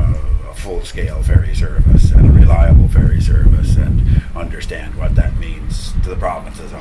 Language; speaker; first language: English; native; English